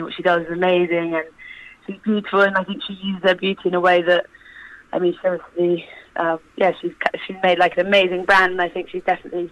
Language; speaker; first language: English; native; English